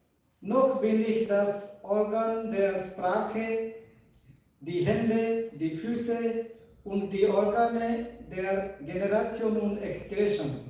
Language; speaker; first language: German; non-native, fluent; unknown